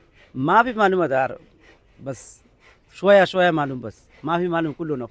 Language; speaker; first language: Arabic; non-native, learner; Bangla